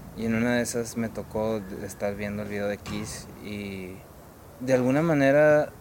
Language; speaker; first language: Spanish; native; Spanish